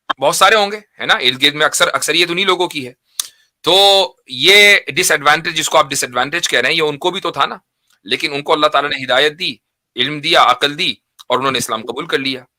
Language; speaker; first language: Urdu; native; Urdu